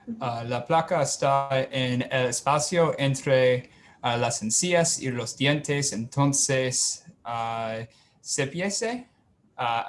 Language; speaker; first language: Spanish; non-native, learner; English